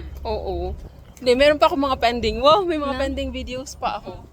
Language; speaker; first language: Filipino; non-native, local second language; Cebuano